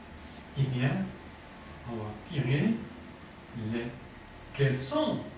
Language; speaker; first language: French; non-native, fluent; Arabic